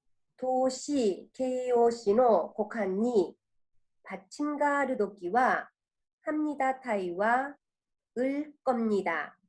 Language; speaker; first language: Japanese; non-native, fluent; Korean